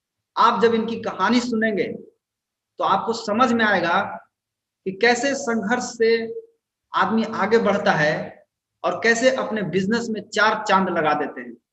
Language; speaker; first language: Hindi; native; Hindi